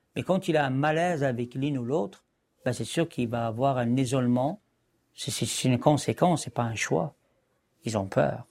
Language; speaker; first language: French; non-native, local second language; Arabic